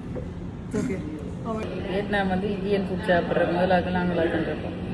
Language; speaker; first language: Tamil; native; Tamil